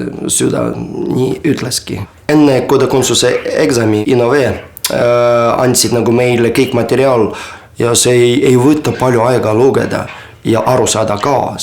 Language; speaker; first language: Estonian; non-native, fluent; Ukrainian